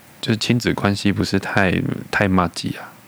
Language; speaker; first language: Chinese; native; Chinese